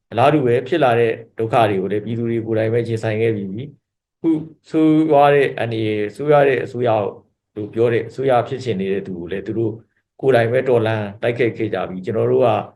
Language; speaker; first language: Burmese; native; Burmese